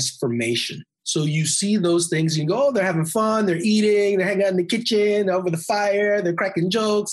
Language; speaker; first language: English; native; English